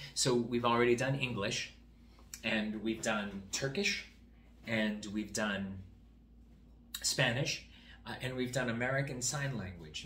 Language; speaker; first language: English; native; English